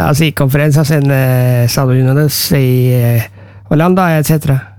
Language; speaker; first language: Spanish; non-native, learner; Norwegian